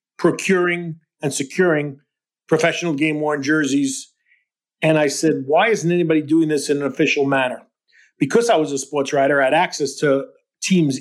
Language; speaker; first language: English; native; English